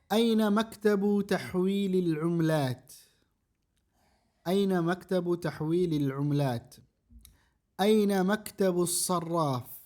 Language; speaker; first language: Arabic; non-native, fluent; Indonesian